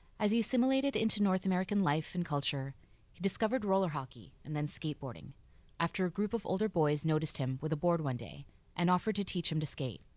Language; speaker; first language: English; native; English